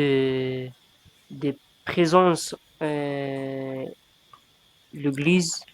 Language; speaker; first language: French; non-native, learner; Arabic